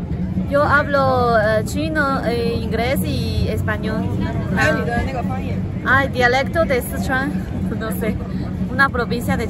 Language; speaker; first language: Spanish; non-native, learner; Chinese